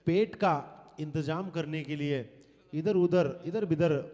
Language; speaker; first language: Hindi; non-native, local second language; Marathi